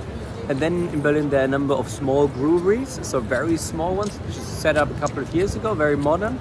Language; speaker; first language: English; non-native, fluent; German